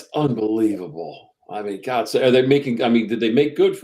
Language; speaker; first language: English; native; English